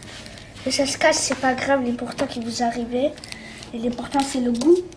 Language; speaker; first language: French; non-native, learner; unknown